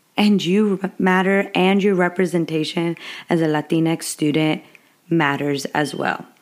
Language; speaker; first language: English; early bilingual, other home language; Spanish